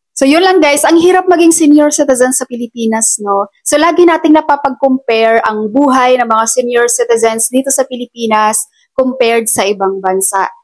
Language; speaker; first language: Filipino; non-native, local second language; Cebuano